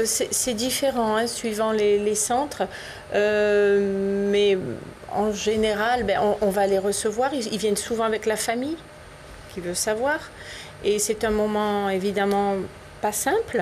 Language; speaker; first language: French; native; French